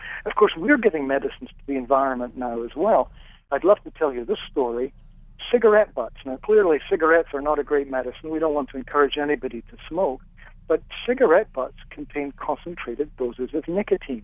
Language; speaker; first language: English; native; English